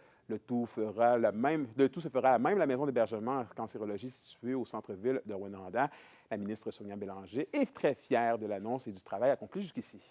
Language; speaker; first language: French; native; French